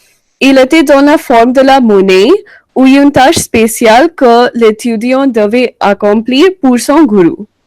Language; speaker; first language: French; non-native, learner; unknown